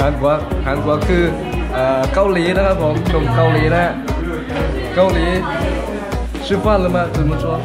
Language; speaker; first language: Chinese; non-native, learner; Thai